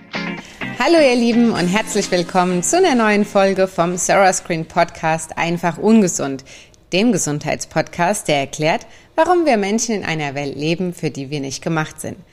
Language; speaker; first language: German; native; German